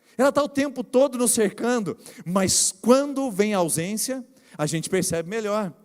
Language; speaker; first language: Portuguese; native; Portuguese